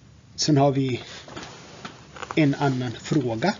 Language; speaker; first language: Swedish; non-native, fluent; Tigrinya